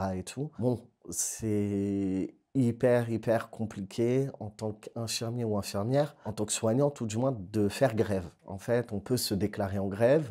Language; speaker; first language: French; native; French